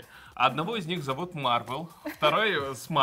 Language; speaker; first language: Russian; native; Russian